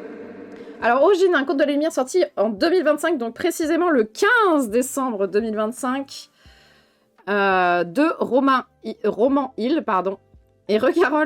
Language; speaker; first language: French; native; French